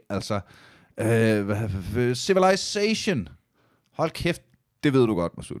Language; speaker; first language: Danish; native; Danish